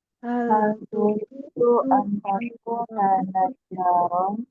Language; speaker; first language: Arabic; non-native, learner; Indonesian